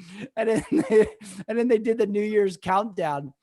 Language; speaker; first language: English; native; English